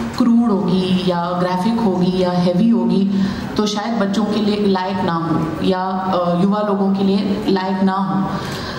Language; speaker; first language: Hindi; native; Hindi